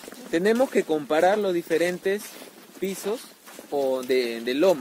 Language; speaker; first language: Spanish; native; Spanish